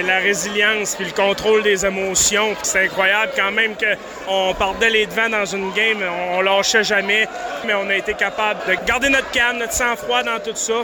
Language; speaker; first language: French; native; French